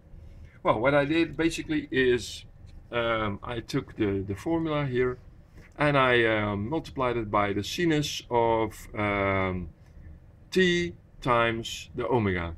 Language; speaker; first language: English; non-native, fluent; Dutch